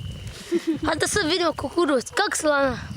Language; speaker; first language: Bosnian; early bilingual, heritage; English